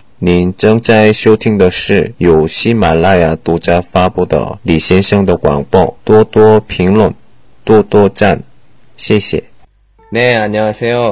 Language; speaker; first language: Chinese; non-native, learner; Korean